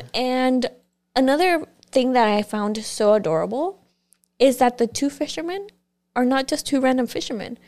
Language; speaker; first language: English; early bilingual, other home language; Spanish